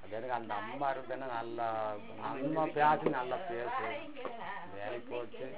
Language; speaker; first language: Tamil; non-native, local second language; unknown